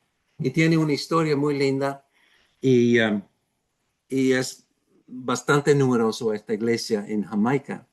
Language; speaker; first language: Spanish; non-native, fluent; English